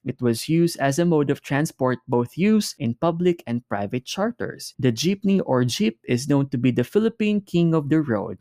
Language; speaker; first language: English; non-native, local second language; Filipino